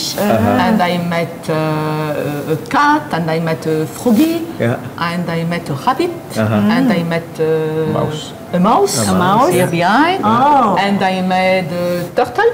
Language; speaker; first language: English; non-native, learner; French